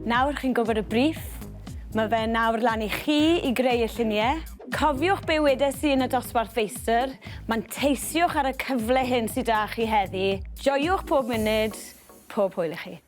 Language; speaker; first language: Welsh; native; Welsh